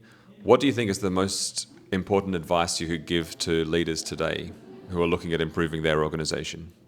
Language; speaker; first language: English; native; English